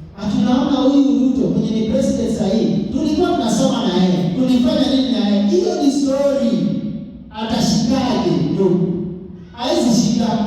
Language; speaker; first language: Swahili; non-native, local second language; Luo (Kenya and Tanzania)